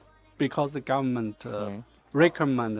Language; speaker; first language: English; non-native, learner; Chinese